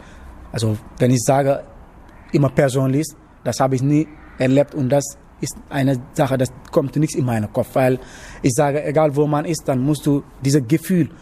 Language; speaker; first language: German; non-native, learner; Wolof